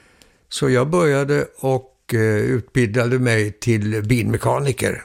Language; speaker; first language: Swedish; early bilingual, heritage; Swedish